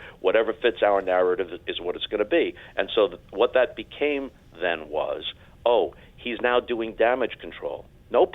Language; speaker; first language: English; native; English